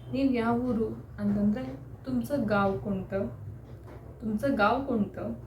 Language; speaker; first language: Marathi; non-native, local second language; Kannada